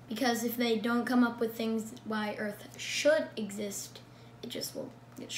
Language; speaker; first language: English; native; English